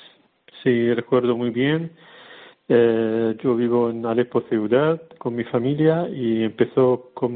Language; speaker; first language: Spanish; non-native, learner; Arabic